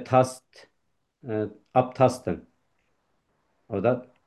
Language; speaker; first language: German; non-native, learner; Turkish